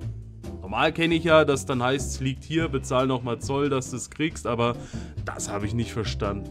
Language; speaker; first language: German; native; German